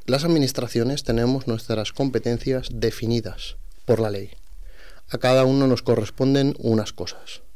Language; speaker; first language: Spanish; non-native, local second language; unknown